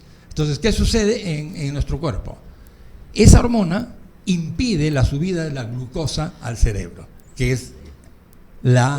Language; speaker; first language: Spanish; native; Spanish